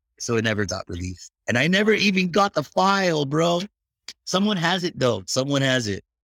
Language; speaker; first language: English; early bilingual, other home language; Filipino